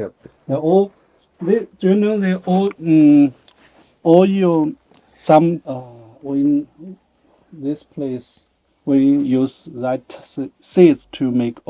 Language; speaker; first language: English; non-native, learner; Chinese